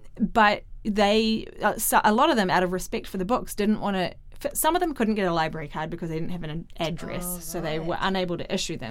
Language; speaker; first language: English; native; English